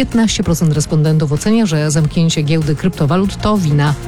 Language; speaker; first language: Polish; native; Polish